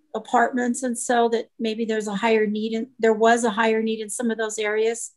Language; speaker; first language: English; native; English